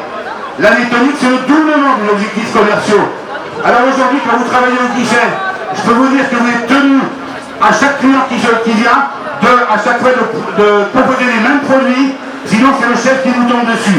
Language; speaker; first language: French; native; French